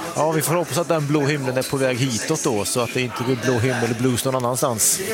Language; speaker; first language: Swedish; native; Swedish